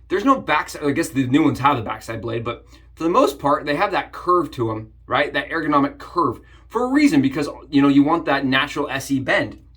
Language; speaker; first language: English; native; English